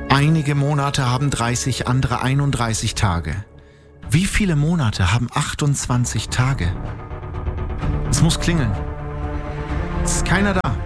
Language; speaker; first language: German; native; German